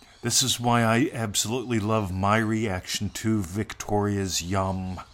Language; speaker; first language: English; native; English